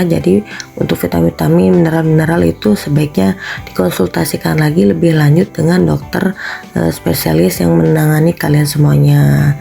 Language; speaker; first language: Indonesian; native; Indonesian